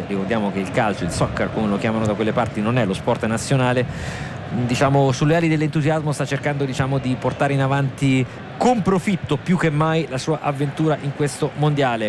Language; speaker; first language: Italian; native; Italian